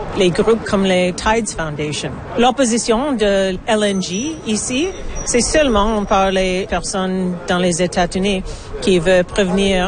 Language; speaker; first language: French; non-native, learner; English